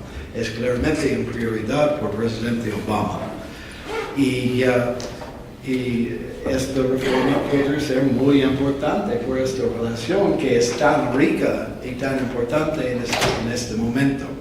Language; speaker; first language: Spanish; non-native, fluent; English